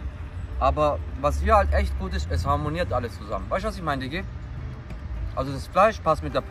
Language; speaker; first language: German; native; German